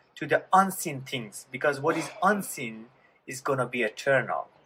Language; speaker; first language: English; non-native, fluent; Persian